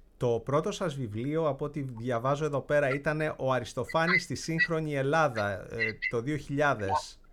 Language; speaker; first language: Greek; native; Greek